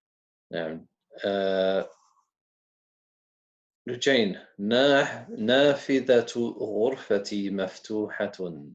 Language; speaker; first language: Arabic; non-native, fluent; English